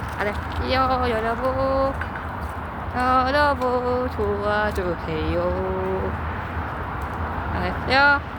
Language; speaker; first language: Korean; non-native, learner; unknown